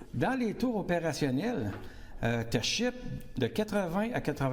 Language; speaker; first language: French; native; French